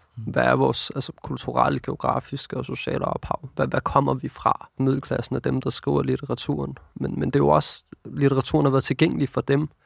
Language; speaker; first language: Danish; early bilingual, other home language; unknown